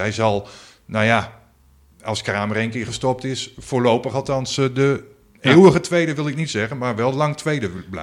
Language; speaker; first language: Dutch; native; Dutch